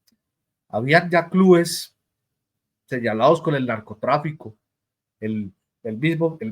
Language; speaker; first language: Spanish; native; Spanish